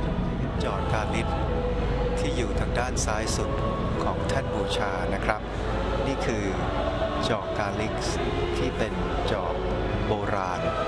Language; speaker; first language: Thai; native; Thai